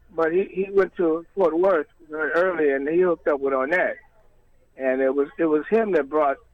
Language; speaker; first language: English; native; English